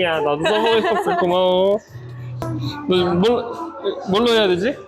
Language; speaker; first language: Korean; native; Korean